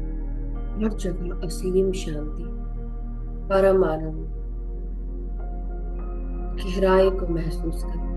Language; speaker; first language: Hindi; native; Hindi